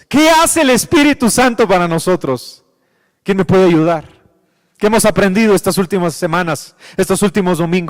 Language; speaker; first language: Spanish; native; Spanish